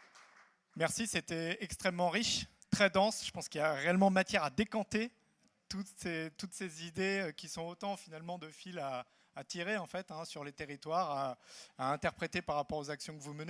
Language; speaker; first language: French; native; French